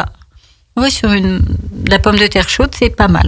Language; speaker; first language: French; native; French